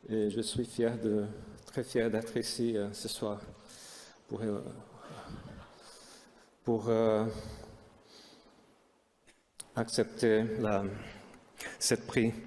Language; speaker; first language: French; non-native, learner; Portuguese